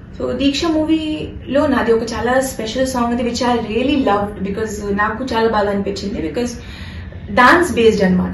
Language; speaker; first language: Telugu; non-native, fluent; Hindi